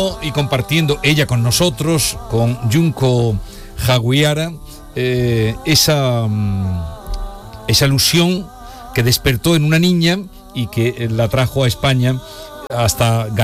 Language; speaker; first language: Spanish; native; Spanish